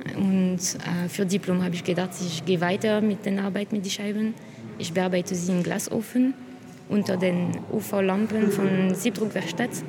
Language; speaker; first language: German; non-native, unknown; French